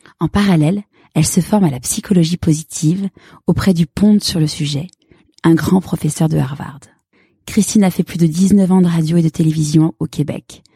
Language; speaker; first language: French; native; French